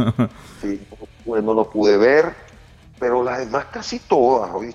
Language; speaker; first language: Spanish; native; Spanish